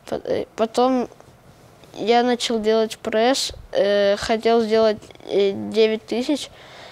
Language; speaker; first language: Russian; non-native, local second language; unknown